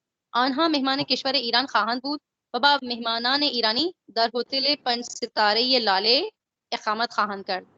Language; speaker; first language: Persian; non-native, learner; Urdu